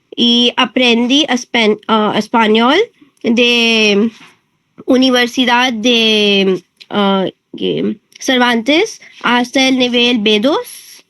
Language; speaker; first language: Spanish; non-native, learner; Hindi